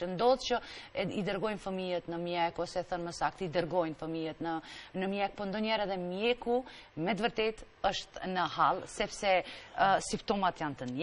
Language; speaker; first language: Albanian; native; Albanian